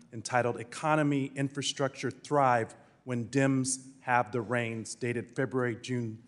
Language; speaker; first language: English; native; English